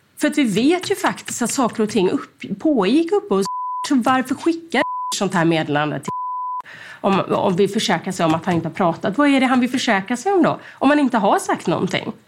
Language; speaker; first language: Swedish; native; Swedish